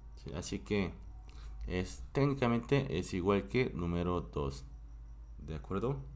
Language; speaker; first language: Spanish; non-native, fluent; Korean